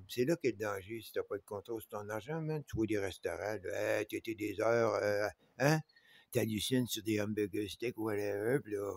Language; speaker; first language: French; native; French